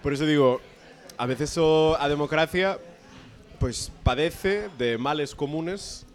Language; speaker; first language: Spanish; native; Spanish